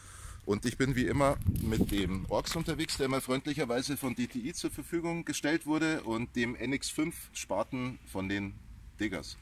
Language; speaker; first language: German; native; German